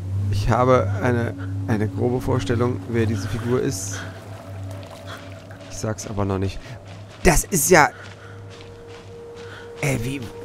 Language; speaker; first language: German; native; German